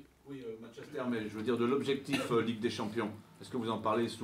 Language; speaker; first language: French; native; French